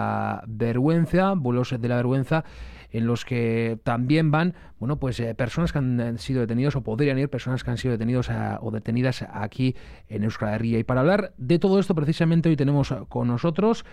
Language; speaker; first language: Spanish; native; Spanish